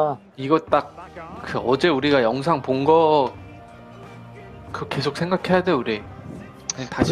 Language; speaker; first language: Korean; native; Korean